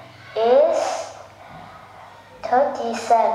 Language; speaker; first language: English; non-native, learner; Vietnamese